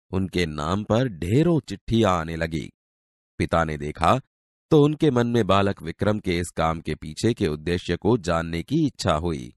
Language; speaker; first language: Hindi; non-native, local second language; Gujarati